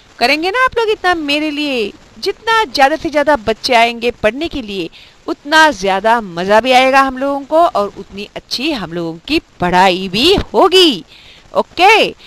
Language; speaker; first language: Hindi; non-native, local second language; Marathi